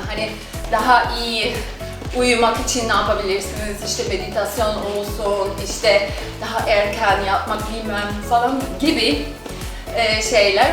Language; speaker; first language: Turkish; non-native, fluent; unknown